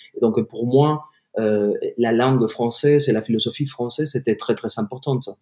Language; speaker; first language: French; non-native, fluent; Spanish